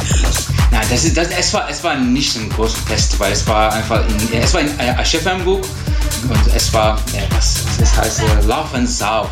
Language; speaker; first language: German; non-native, learner; Turkish